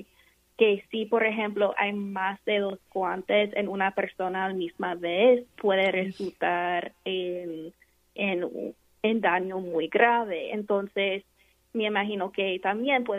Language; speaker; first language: Spanish; non-native, fluent; English